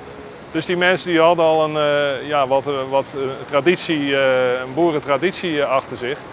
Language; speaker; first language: Dutch; native; Dutch